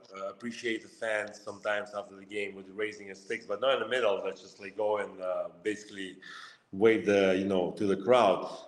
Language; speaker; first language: English; non-native, fluent; Lithuanian